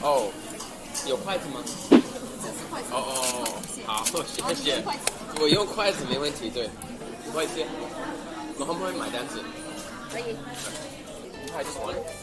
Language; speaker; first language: Chinese; non-native, fluent; English